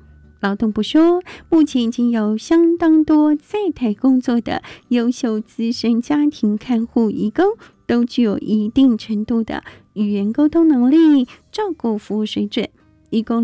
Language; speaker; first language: Chinese; native; Chinese